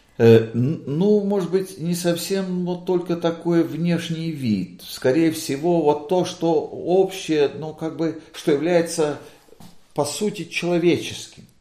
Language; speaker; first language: Russian; non-native, local second language; Latvian